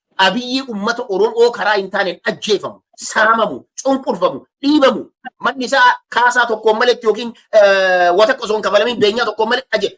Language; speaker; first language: Oromo; native; Oromo